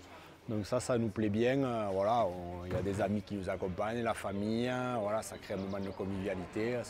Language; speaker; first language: French; native; French